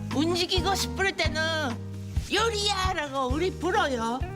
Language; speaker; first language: Korean; non-native, fluent; Japanese